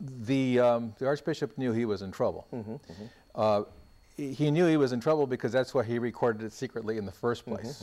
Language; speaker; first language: English; native; English